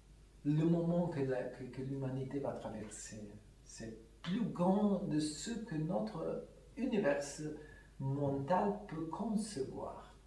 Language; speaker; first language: French; non-native, fluent; Italian